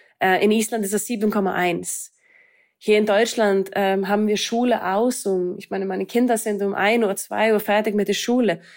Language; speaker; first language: German; non-native, fluent; Icelandic